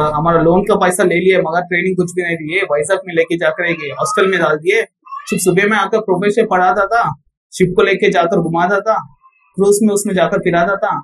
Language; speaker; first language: Hindi; non-native, local second language; Telugu